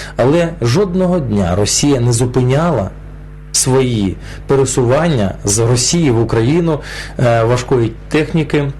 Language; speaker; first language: Ukrainian; non-native, local second language; Russian